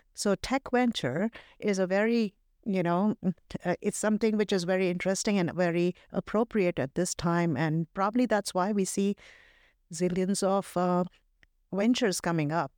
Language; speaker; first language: English; non-native, local second language; Hindi